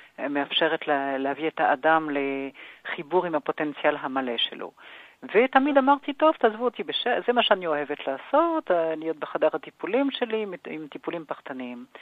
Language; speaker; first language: Hebrew; non-native, fluent; French